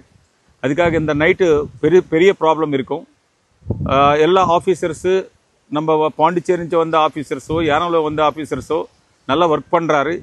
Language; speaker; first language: Tamil; non-native, local second language; Telugu